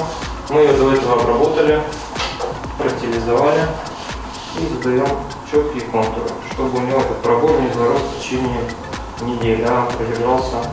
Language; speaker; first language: Russian; native; Russian